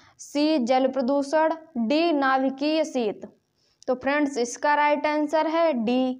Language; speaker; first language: Hindi; native; Hindi